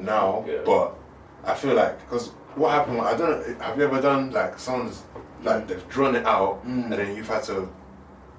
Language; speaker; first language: English; native; English